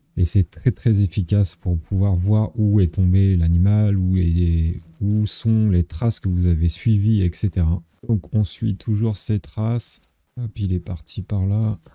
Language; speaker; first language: French; native; French